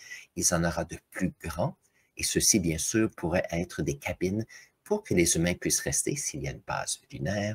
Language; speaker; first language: French; native; French